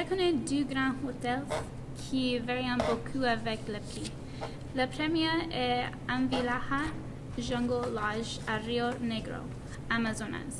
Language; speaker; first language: French; non-native, learner; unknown